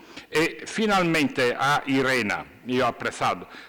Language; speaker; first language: Spanish; non-native, learner; Italian